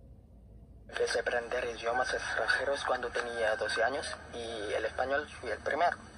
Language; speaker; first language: Spanish; non-native, fluent; Filipino